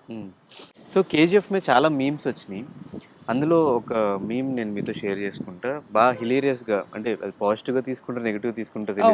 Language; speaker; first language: Telugu; native; Telugu